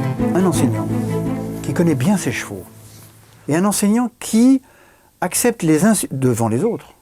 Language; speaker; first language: French; native; French